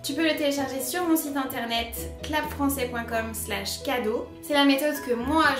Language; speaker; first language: French; native; French